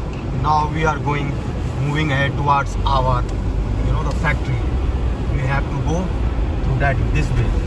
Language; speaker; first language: English; non-native, local second language; Hindi